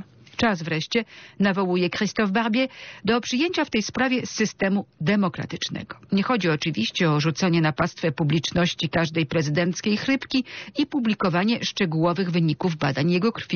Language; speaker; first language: Polish; native; Polish